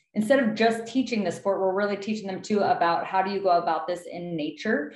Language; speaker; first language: English; native; English